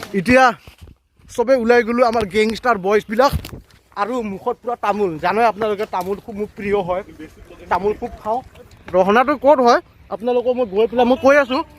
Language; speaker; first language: Assamese; non-native, local second language; Karbi